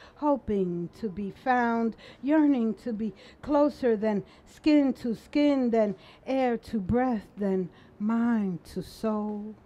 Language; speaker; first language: English; early bilingual, other home language; Spanish